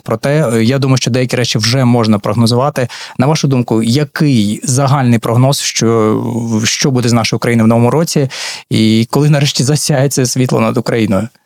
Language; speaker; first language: Ukrainian; native; Ukrainian